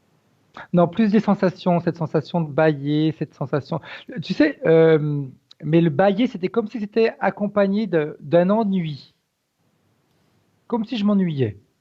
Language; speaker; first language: French; native; French